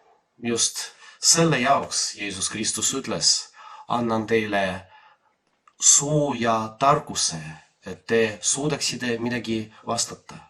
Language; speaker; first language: Estonian; non-native, fluent; Polish